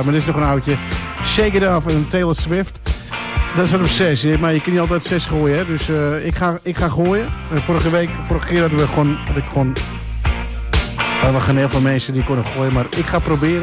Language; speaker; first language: Dutch; native; Dutch